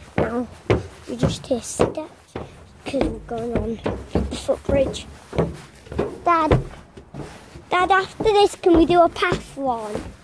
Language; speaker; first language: English; native; English